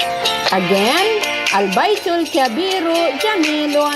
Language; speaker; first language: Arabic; non-native, fluent; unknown